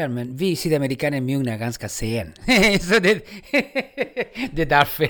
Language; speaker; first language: Swedish; non-native, fluent; Spanish